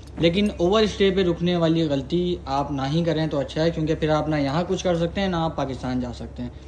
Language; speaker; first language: Urdu; non-native, local second language; Punjabi